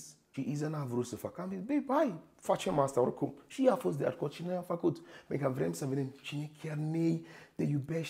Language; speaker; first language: Romanian; non-native, fluent; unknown